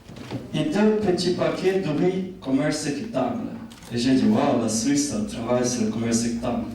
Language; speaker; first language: French; non-native, fluent; Portuguese